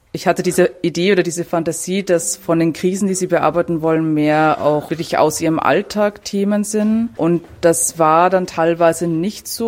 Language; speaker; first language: German; native; German